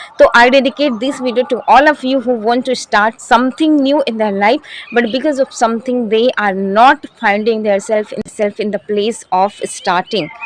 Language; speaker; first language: Hindi; native; Hindi